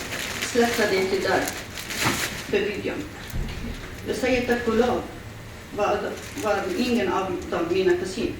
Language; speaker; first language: Swedish; early bilingual, other home language; Assyrian Neo-Aramaic